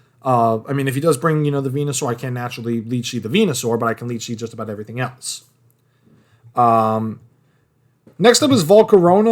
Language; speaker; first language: English; native; English